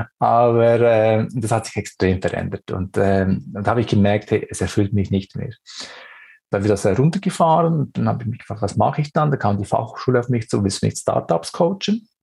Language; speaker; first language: German; early bilingual, other home language; Greek